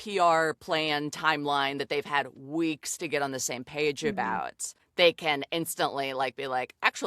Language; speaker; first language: English; native; English